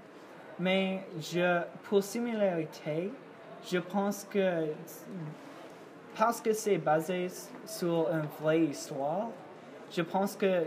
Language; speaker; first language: French; non-native, learner; English